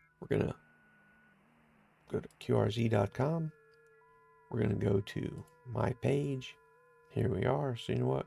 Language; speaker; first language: English; native; English